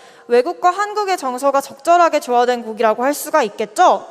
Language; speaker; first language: Korean; native; Korean